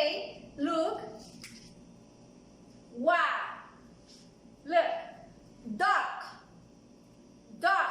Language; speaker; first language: English; non-native, fluent; Spanish